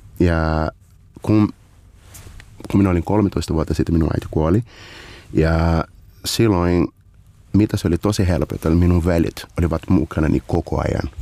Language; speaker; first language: Finnish; non-native, learner; Portuguese